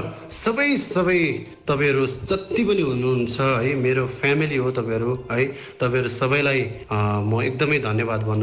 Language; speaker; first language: Nepali; native; Nepali